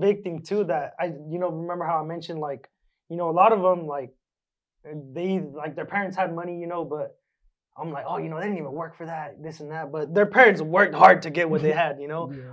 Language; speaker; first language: English; native; English